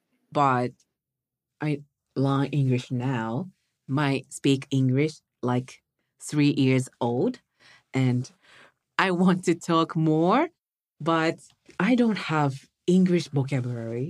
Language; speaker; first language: English; non-native, learner; Japanese